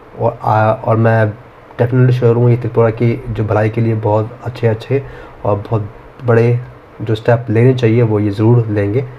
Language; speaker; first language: Hindi; native; Hindi